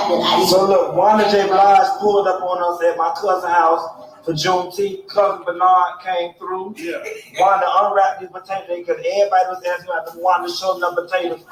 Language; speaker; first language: English; native; English